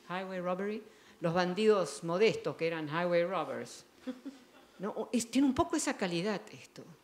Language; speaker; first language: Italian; non-native, fluent; Spanish